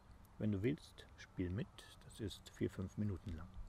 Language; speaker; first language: German; non-native, fluent; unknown